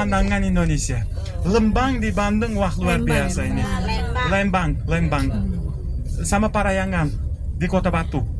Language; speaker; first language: Indonesian; non-native, fluent; Uzbek